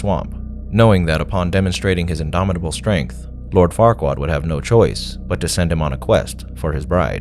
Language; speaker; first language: English; native; English